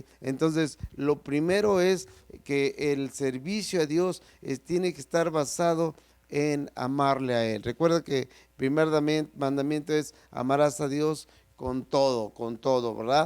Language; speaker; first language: Spanish; native; Spanish